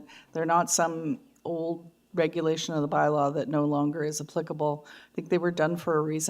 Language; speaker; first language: English; native; English